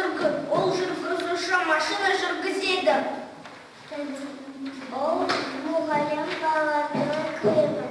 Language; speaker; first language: Kazakh; non-native, local second language; Russian